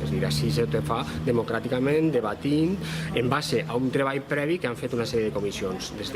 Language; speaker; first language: Catalan; native; Catalan